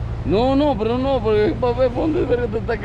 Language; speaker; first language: Spanish; native; Spanish